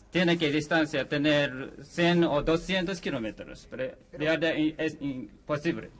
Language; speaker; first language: Spanish; non-native, learner; Japanese